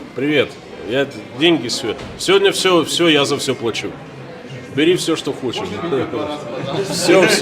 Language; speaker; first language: Russian; native; Russian